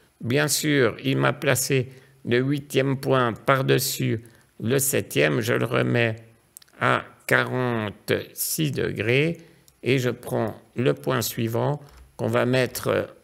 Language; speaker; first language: French; native; French